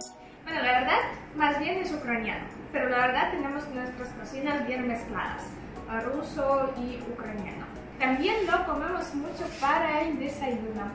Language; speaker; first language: Spanish; non-native, fluent; Russian